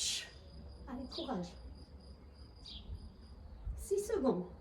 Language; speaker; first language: French; native; French